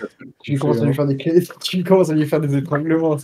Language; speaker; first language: French; native; French